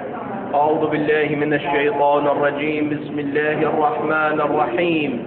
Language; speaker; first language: Arabic; native; Arabic